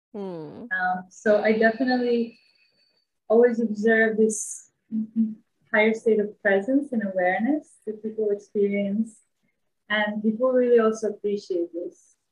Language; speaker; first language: English; non-native, fluent; Bosnian